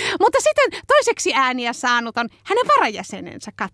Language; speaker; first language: Finnish; native; Finnish